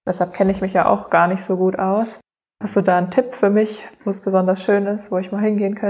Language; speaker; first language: German; native; German